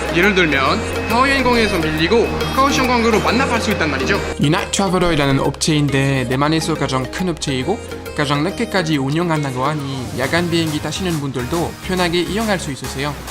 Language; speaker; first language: Korean; native; Korean